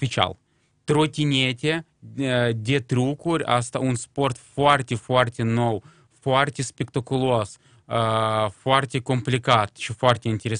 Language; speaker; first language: Romanian; non-native, local second language; Russian